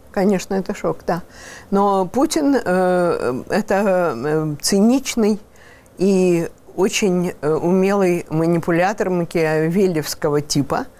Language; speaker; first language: Russian; native; Russian